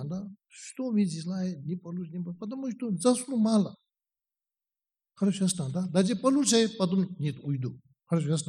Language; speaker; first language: Russian; non-native, learner; Tibetan